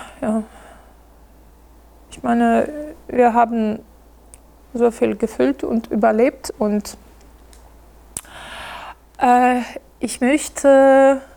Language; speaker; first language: German; non-native, fluent; Ukrainian